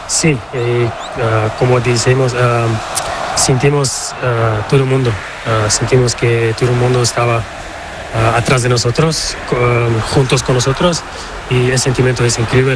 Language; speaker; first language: Spanish; non-native, learner; Portuguese